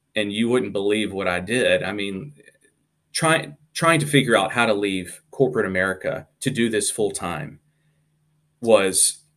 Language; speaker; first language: English; native; English